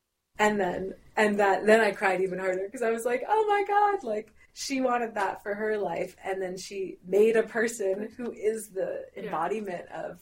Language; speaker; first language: English; non-native, local second language; French